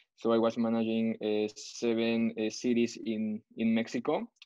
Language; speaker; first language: English; non-native, fluent; Spanish